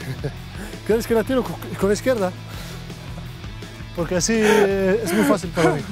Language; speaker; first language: Spanish; non-native, fluent; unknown